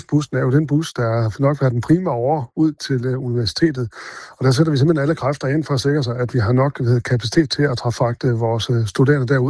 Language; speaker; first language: Danish; native; Danish